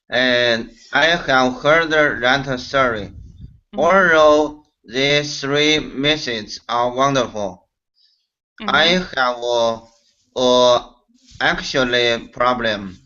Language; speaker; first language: English; non-native, learner; Chinese